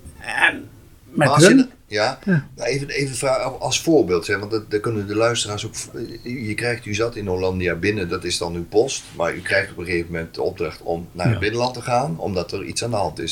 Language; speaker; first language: Dutch; native; Dutch